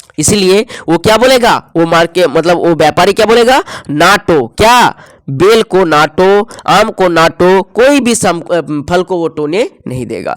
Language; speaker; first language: Hindi; native; Hindi